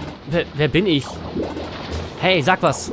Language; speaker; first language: German; native; German